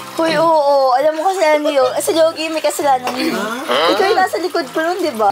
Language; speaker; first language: Filipino; native; Filipino